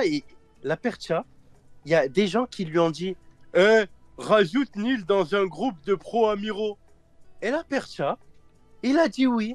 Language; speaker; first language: French; native; French